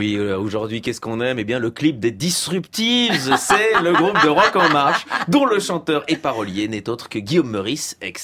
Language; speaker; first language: French; native; French